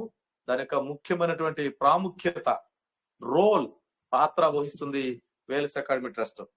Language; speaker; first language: Telugu; native; Telugu